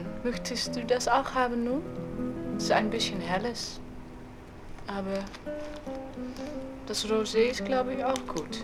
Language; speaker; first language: German; non-native, learner; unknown